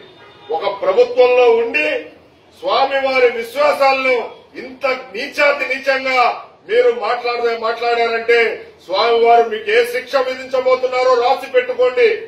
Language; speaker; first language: Telugu; native; Telugu